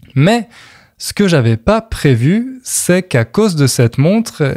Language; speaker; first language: French; native; French